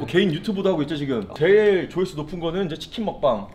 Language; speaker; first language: Korean; native; Korean